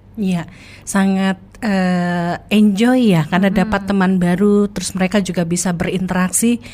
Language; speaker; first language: Indonesian; native; Indonesian